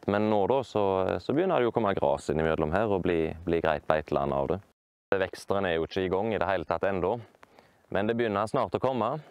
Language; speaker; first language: Norwegian; native; Norwegian